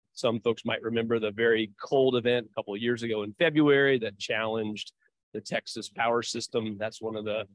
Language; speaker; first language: English; early bilingual, other home language; Portuguese